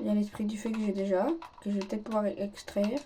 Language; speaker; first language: French; native; French